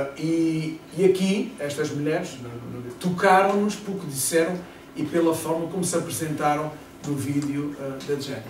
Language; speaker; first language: Portuguese; native; Portuguese